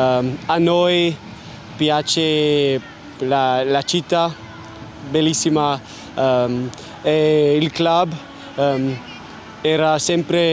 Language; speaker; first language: Italian; non-native, learner; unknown